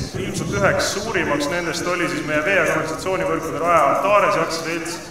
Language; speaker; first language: Estonian; native; Estonian